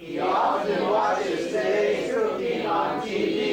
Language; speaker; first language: English; non-native, learner; Japanese